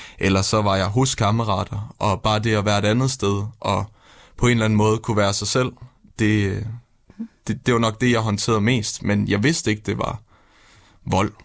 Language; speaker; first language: Danish; native; Danish